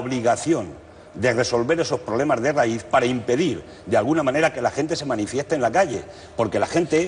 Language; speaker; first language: Spanish; native; Spanish